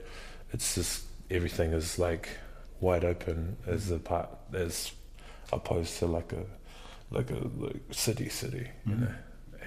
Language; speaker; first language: English; native; English